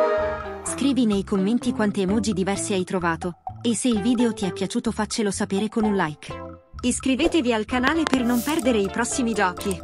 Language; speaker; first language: Italian; native; Italian